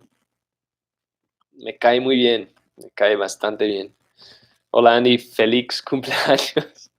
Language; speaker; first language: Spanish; non-native, fluent; English